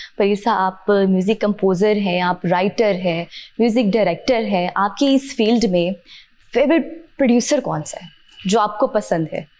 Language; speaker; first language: Urdu; native; Urdu